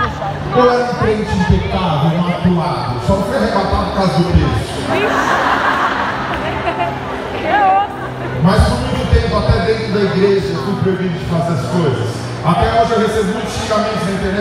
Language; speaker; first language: Portuguese; native; Portuguese